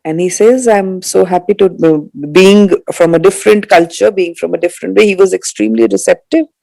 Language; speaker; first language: English; non-native, local second language; Hindi